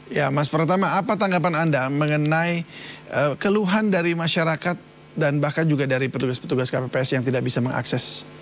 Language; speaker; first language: Indonesian; native; Indonesian